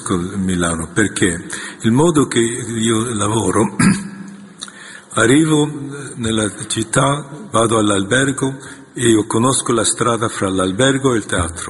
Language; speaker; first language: Italian; non-native, fluent; Korean